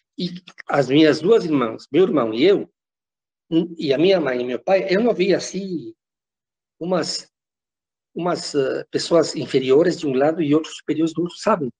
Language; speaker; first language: Portuguese; non-native, fluent; Spanish